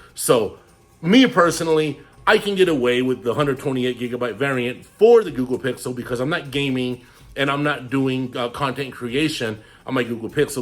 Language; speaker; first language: English; native; English